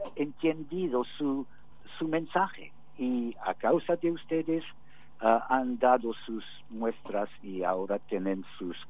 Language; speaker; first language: Spanish; non-native, fluent; English